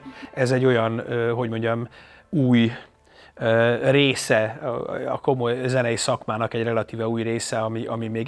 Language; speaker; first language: Hungarian; native; Hungarian